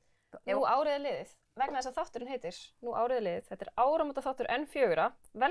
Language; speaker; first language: Icelandic; native; Icelandic